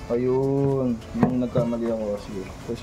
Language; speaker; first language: Filipino; native; Filipino